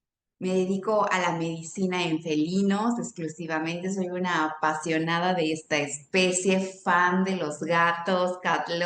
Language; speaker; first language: Spanish; native; Spanish